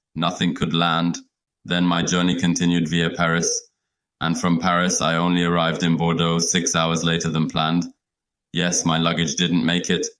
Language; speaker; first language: English; non-native, fluent; German